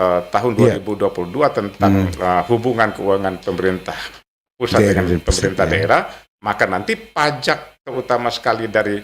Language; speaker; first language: Indonesian; native; Indonesian